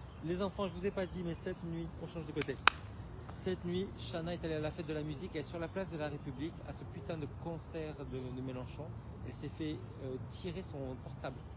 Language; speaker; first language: French; native; French